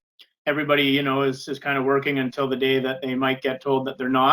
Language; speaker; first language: English; native; English